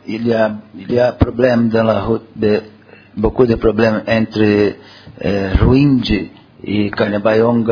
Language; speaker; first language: French; non-native, learner; Portuguese